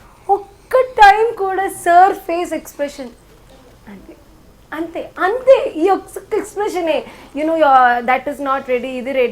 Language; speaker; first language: Telugu; non-native, learner; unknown